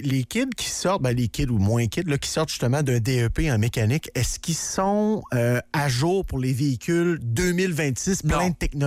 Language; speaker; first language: French; native; French